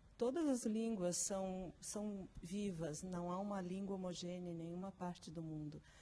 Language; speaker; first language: Portuguese; native; Portuguese